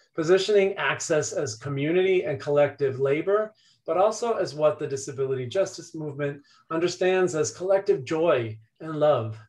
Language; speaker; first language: English; native; English